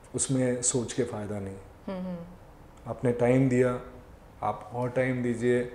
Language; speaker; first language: Hindi; non-native, local second language; Assamese